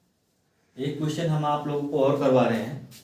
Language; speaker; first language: Hindi; native; Hindi